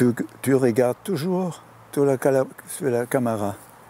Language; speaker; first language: French; non-native, fluent; German